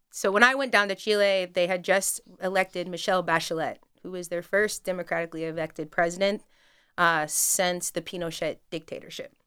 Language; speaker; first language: English; native; English